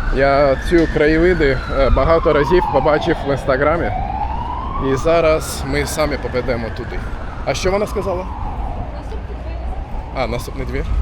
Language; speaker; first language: Russian; non-native, learner; Turkish